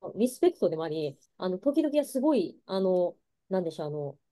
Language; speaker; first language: Japanese; native; Japanese